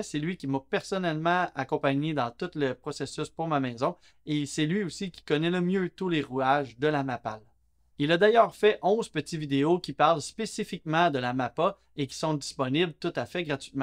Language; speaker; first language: French; native; French